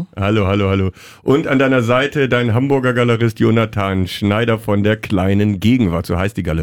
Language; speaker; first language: German; native; German